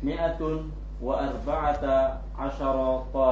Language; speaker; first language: Arabic; non-native, learner; Indonesian